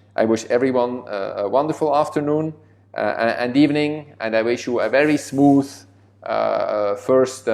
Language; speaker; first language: English; non-native, fluent; German